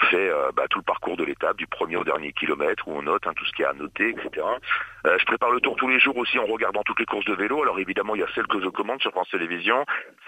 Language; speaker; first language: French; native; French